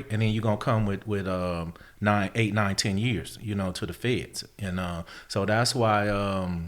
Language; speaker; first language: English; native; English